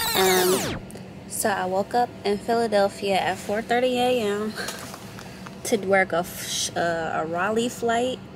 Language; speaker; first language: English; native; English